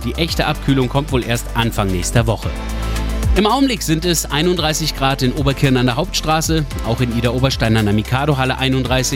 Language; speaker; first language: German; native; German